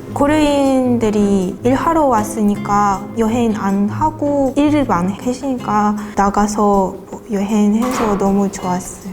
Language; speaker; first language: Korean; non-native, fluent; Russian